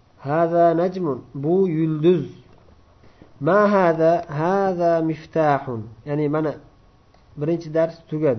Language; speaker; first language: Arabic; non-native, fluent; Uzbek